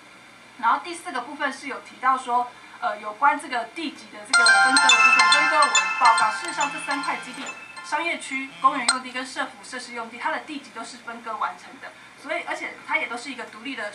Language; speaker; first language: Chinese; native; Chinese